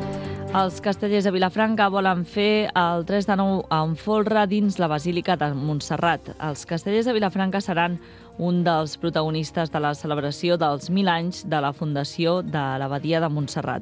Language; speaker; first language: Catalan; native; Catalan